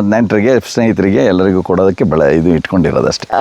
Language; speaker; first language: Kannada; native; Kannada